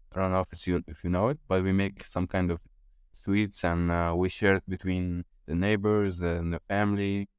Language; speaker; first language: English; non-native, fluent; Arabic